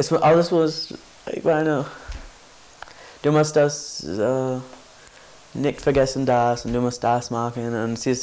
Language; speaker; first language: German; non-native, learner; English